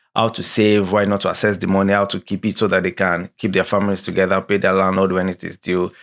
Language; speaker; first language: English; non-native, local second language; Yoruba